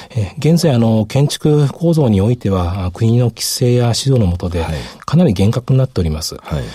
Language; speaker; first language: Japanese; native; Japanese